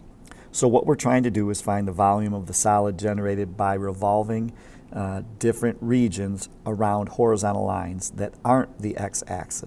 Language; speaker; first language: English; native; English